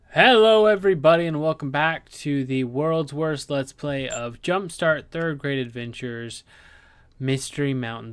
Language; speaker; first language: English; native; English